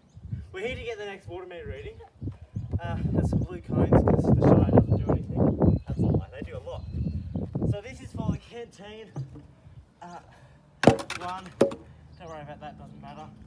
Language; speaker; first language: English; native; English